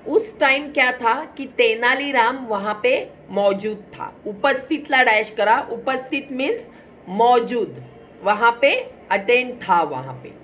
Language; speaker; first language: Hindi; non-native, local second language; Marathi